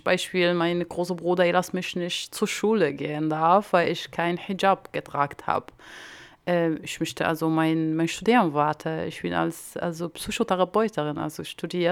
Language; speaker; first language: German; non-native, learner; Arabic